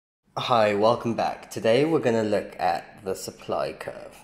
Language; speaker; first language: English; native; English